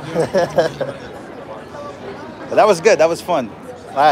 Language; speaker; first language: English; early bilingual, other home language; Spanish